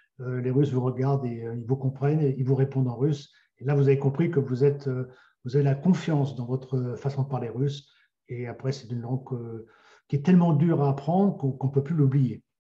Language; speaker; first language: French; native; French